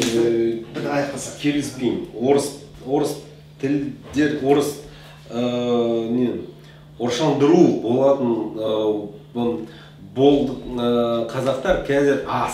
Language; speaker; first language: Kazakh; non-native, local second language; Russian